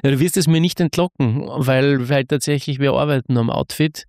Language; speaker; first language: German; native; German